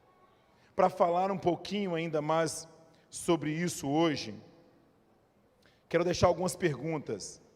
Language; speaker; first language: Portuguese; native; Portuguese